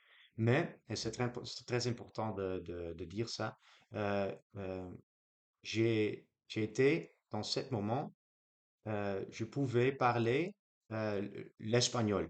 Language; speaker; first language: French; non-native, learner; Dutch